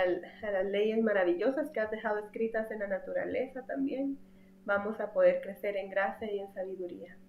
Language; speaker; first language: Spanish; native; Spanish